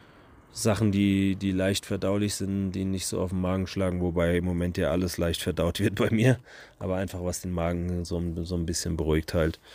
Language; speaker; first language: German; native; German